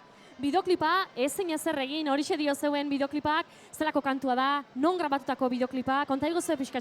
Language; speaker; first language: Basque; native; Basque